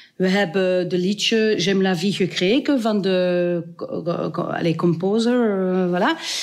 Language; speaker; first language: Dutch; non-native, local second language; French